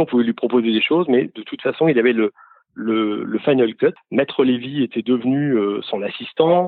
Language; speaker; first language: French; native; French